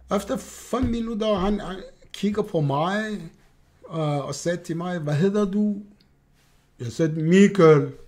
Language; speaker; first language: Danish; non-native, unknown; Persian